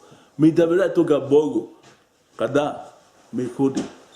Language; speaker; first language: Russian; non-native, learner; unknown